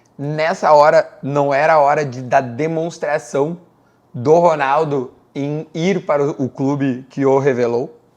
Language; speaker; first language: Portuguese; native; Portuguese